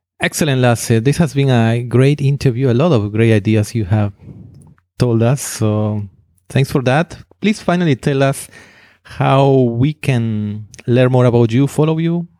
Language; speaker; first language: English; non-native, fluent; Spanish